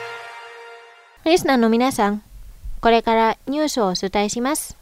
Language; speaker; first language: Japanese; non-native, fluent; Indonesian